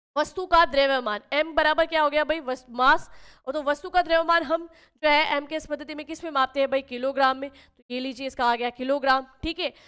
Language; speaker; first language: Hindi; native; Hindi